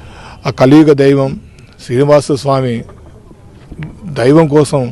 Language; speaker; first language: Telugu; native; Telugu